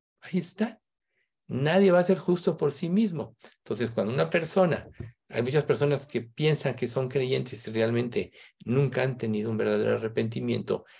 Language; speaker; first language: Spanish; native; Spanish